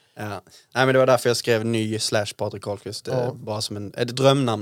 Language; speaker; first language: Swedish; native; Swedish